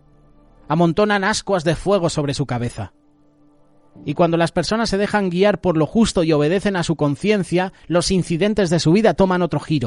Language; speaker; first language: Spanish; native; Spanish